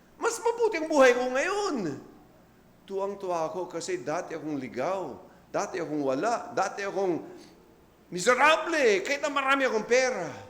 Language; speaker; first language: Filipino; non-native, fluent; English